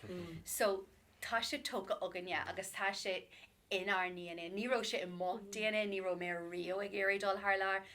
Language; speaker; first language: Irish; non-native, local second language; English